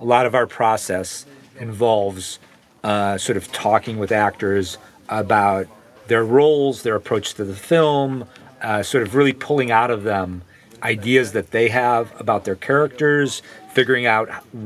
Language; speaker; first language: English; native; English